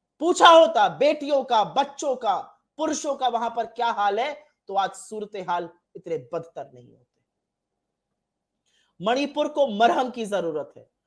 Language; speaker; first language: Hindi; native; Hindi